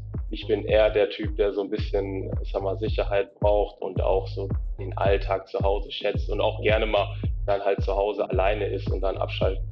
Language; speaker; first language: German; native; German